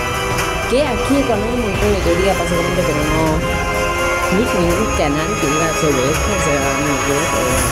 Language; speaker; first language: Spanish; native; Spanish